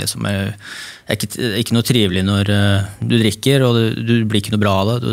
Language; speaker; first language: Norwegian; native; Norwegian